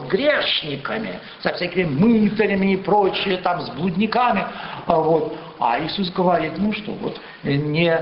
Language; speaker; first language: Russian; native; Russian